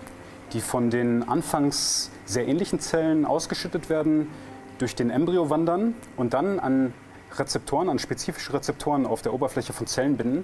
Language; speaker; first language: German; native; German